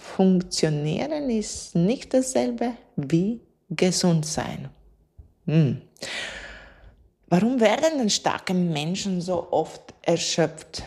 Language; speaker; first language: German; non-native, fluent; Latvian